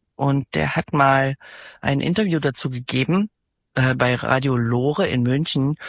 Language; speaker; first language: German; native; German